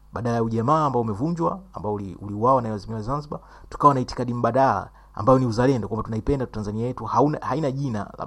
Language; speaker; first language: Swahili; native; Swahili